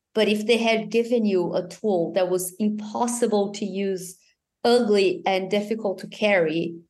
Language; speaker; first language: English; non-native, fluent; Portuguese